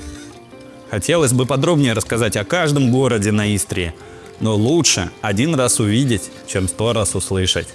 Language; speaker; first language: Russian; native; Russian